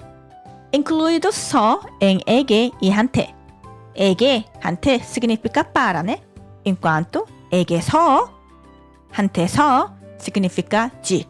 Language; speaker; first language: Portuguese; non-native, learner; Korean